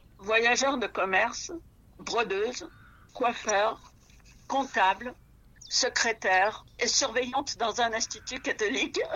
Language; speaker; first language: French; early bilingual, other home language; Russian